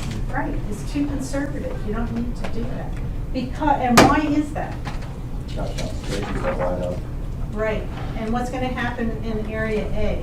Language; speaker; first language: English; native; English